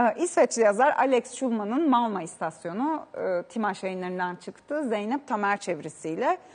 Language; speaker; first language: Turkish; native; Turkish